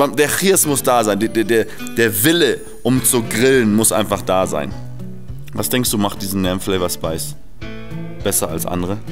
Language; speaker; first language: German; native; German